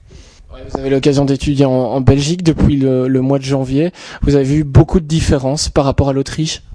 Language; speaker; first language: French; native; French